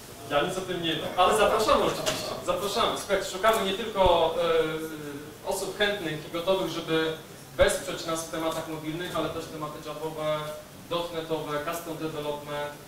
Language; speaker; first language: Polish; native; Polish